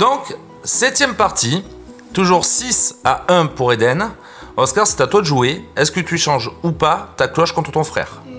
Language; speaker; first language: French; native; French